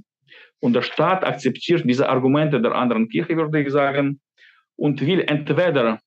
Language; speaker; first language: German; non-native, fluent; Ukrainian